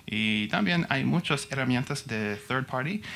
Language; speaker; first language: Spanish; non-native, learner; English